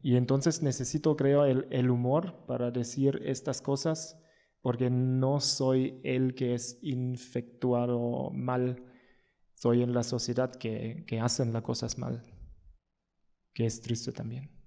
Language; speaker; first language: Spanish; non-native, learner; German